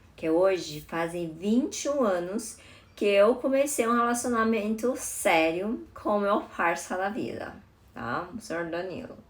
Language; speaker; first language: Portuguese; early bilingual, other home language; Chinese